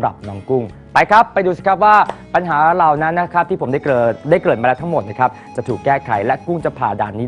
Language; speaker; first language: Thai; native; Thai